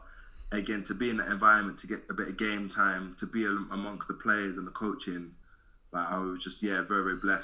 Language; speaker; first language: English; native; English